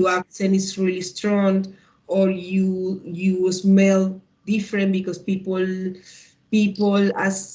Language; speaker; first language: English; non-native, learner; Spanish